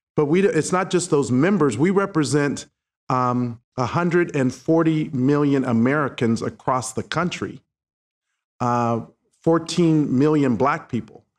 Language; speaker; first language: English; native; English